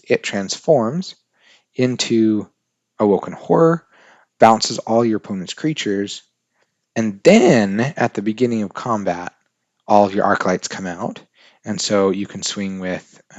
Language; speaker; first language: English; native; English